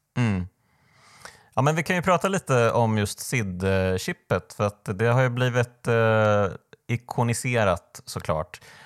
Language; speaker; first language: Swedish; native; Swedish